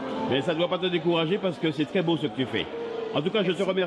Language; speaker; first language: French; native; French